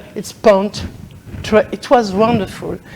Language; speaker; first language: English; non-native, learner; French